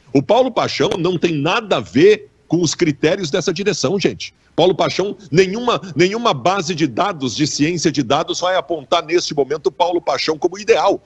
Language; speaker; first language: Portuguese; native; Portuguese